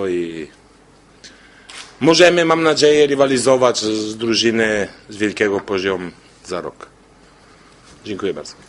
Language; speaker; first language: Polish; non-native, learner; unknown